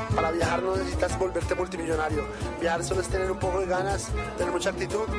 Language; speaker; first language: Spanish; native; Spanish